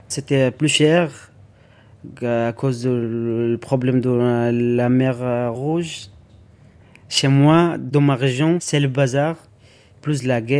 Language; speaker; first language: French; non-native, learner; Arabic